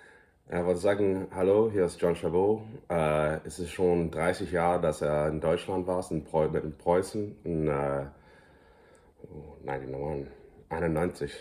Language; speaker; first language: German; early bilingual, heritage; English